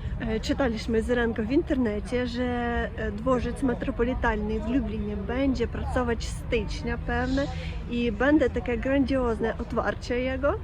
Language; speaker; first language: Polish; non-native, learner; Ukrainian